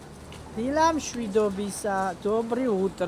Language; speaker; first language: Russian; non-native, learner; Georgian